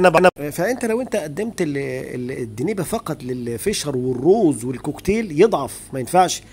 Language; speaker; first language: Arabic; native; Arabic